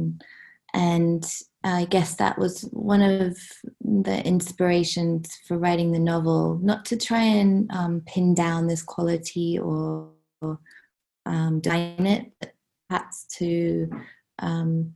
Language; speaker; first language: English; native; English